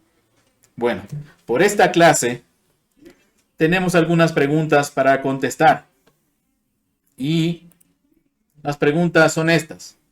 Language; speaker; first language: Spanish; non-native, fluent; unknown